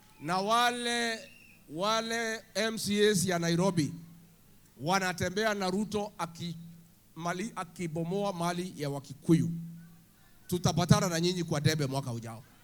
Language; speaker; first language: Swahili; non-native, local second language; Kikuyu